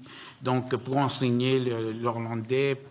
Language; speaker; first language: French; non-native, learner; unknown